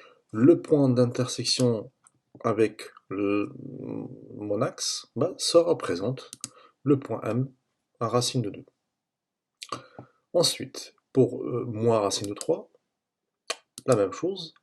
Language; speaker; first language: French; native; French